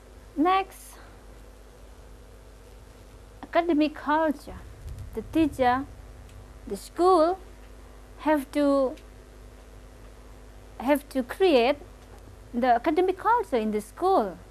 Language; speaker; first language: English; non-native, local second language; Indonesian